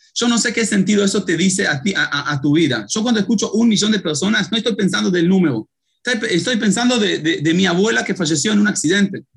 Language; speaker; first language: Spanish; early bilingual, heritage; Hebrew